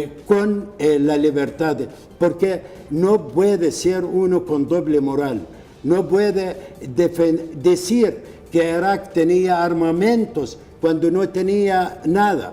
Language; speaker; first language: Spanish; non-native, fluent; Arabic